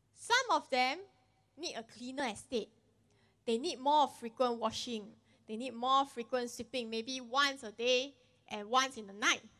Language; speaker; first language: English; non-native, local second language; Chinese